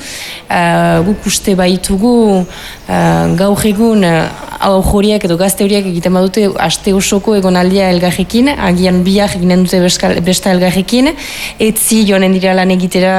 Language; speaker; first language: Basque; native; Basque